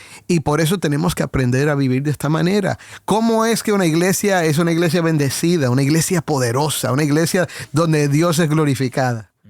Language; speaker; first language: Spanish; native; Spanish